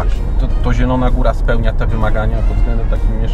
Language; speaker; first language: Polish; native; Polish